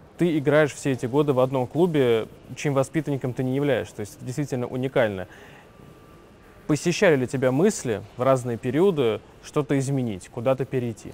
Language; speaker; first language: Russian; native; Russian